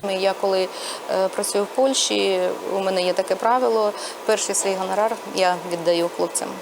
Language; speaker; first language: Ukrainian; non-native, local second language; Russian